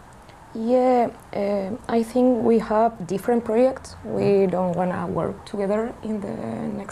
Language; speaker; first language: English; non-native, learner; Spanish